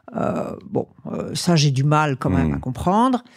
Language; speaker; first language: French; native; French